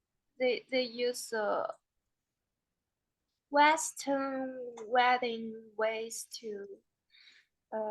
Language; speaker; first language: English; non-native, learner; Chinese